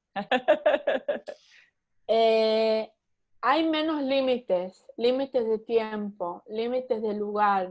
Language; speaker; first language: Spanish; early bilingual, heritage; Spanish